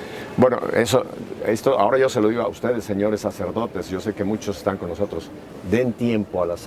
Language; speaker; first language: Spanish; native; Spanish